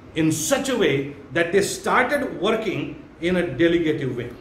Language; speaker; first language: English; non-native, local second language; Marathi